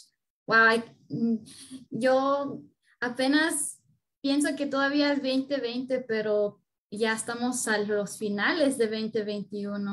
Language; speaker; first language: Spanish; early bilingual, heritage; Spanish